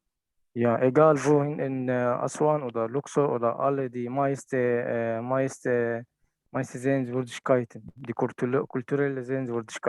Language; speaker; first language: German; non-native, fluent; Arabic